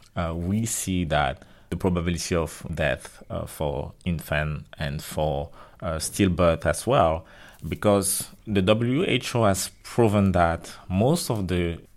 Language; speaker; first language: English; non-native, local second language; French